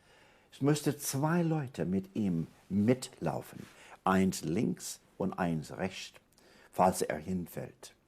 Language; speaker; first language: German; non-native, fluent; English